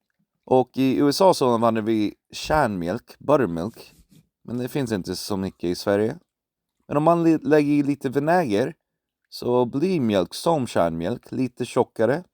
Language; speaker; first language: Swedish; non-native, fluent; English